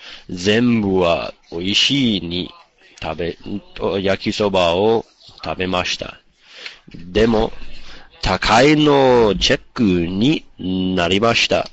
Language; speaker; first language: Japanese; non-native, learner; English